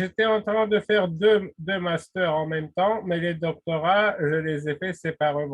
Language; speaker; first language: French; non-native, fluent; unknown